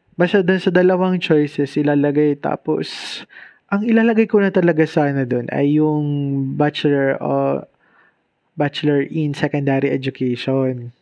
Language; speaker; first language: Filipino; non-native, local second language; Bikol